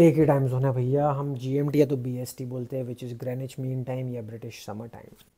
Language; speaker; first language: Hindi; native; Hindi